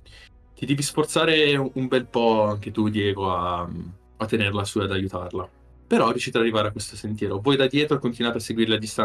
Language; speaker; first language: Italian; native; Italian